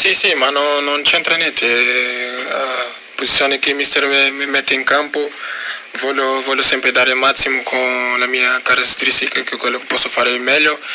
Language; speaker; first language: Italian; non-native, fluent; Portuguese